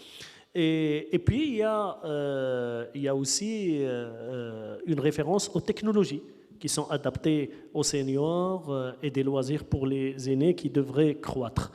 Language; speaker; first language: French; non-native, local second language; Arabic